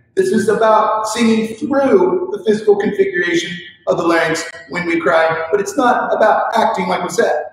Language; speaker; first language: English; native; English